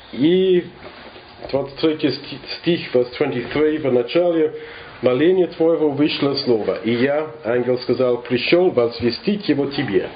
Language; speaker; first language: Russian; non-native, fluent; English